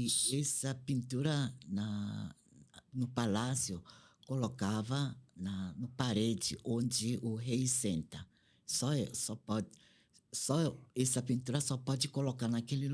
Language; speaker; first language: Portuguese; non-native, fluent; Korean